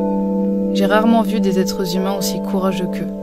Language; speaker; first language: French; native; French